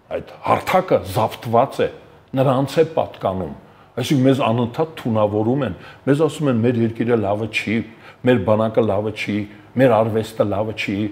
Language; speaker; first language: Armenian; native; Armenian